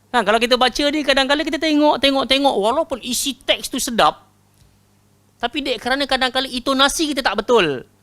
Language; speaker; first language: Malay; native; Malay